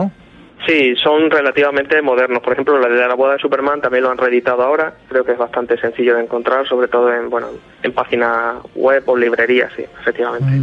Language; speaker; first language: Spanish; native; Spanish